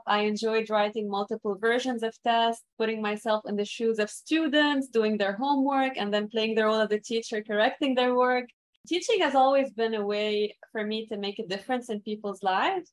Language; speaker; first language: English; non-native, fluent; Arabic